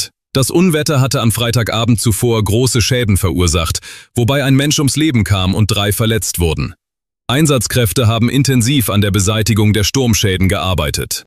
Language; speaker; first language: German; native; German